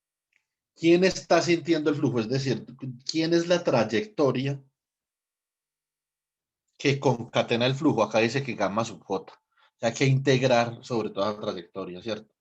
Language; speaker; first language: Spanish; native; Spanish